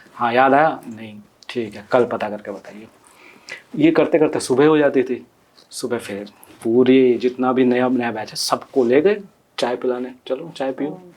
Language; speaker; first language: Hindi; non-native, local second language; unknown